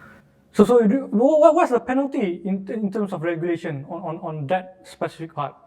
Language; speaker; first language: English; non-native, local second language; Malay